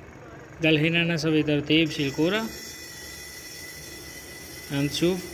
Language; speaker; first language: Arabic; non-native, learner; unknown